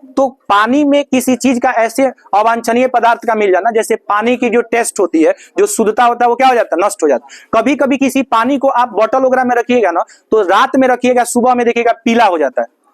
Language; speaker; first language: Hindi; native; Hindi